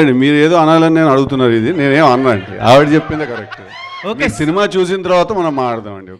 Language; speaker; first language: Telugu; native; Telugu